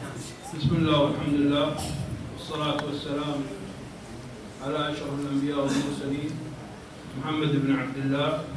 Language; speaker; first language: Arabic; native; Arabic